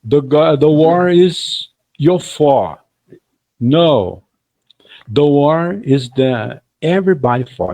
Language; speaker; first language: English; non-native, fluent; Portuguese